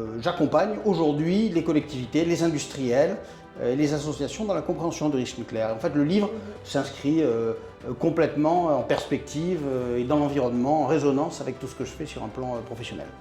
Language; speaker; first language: French; native; French